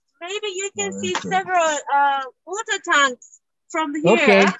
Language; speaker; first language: English; non-native, learner; Japanese